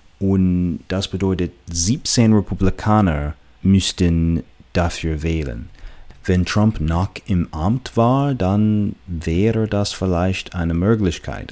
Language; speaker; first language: German; non-native, fluent; English